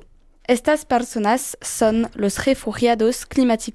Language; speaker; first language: Spanish; non-native, learner; French